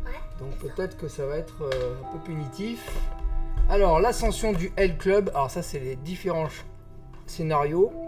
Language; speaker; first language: French; native; French